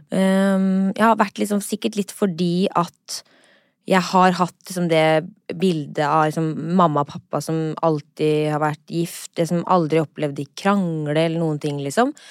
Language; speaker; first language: Norwegian; native; Norwegian